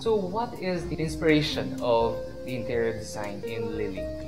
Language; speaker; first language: English; non-native, local second language; Filipino